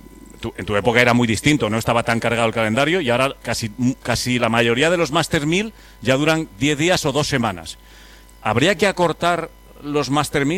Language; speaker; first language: Spanish; native; Spanish